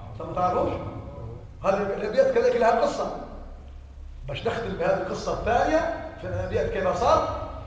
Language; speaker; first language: Arabic; native; Arabic